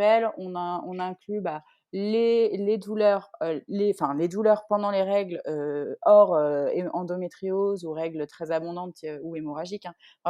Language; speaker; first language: French; native; French